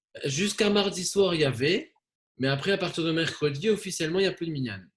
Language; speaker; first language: French; native; French